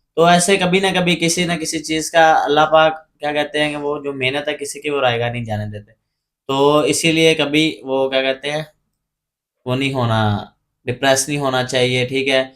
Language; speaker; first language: Urdu; non-native, local second language; Punjabi